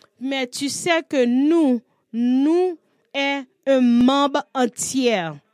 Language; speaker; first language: French; non-native, learner; English